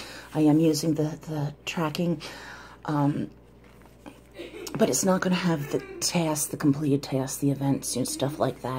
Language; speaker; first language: English; native; English